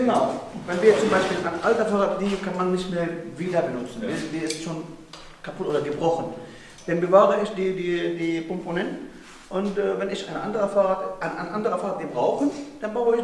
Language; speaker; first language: German; non-native, learner; Arabic